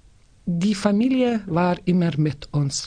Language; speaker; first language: German; non-native, learner; Lithuanian